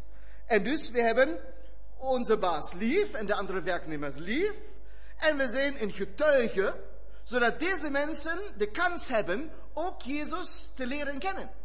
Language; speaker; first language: Dutch; non-native, fluent; German